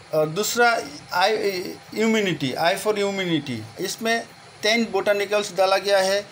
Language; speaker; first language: Hindi; non-native, local second language; Assamese